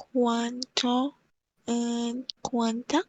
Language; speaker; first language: Italian; non-native, learner; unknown